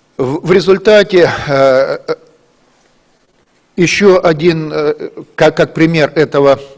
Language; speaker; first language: Russian; native; Russian